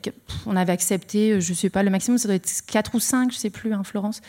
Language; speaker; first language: French; native; French